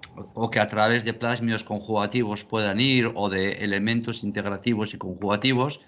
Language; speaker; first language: Spanish; native; Spanish